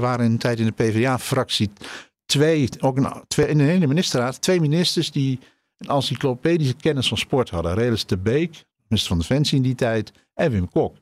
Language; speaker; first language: Dutch; native; Dutch